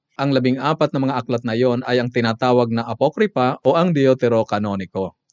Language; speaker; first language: Filipino; native; Filipino